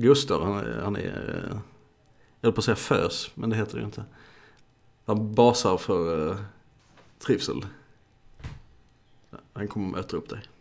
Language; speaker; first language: Swedish; native; Swedish